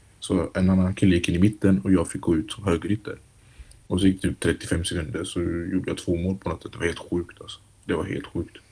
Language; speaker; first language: Swedish; early bilingual, other home language; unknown